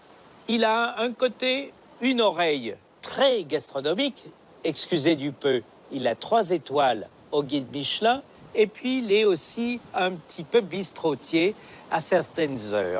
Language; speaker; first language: French; native; French